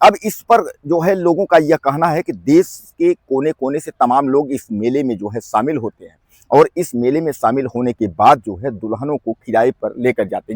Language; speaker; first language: Hindi; native; Hindi